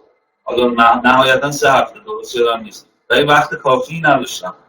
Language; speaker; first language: Persian; native; Persian